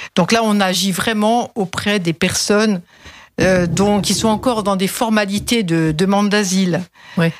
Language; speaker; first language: French; native; French